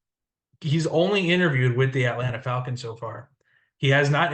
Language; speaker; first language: English; native; English